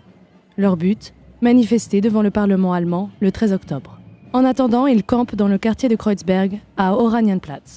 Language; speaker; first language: French; native; French